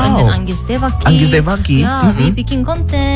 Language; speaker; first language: English; non-native, learner; Korean